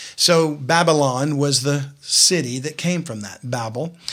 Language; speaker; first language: English; native; English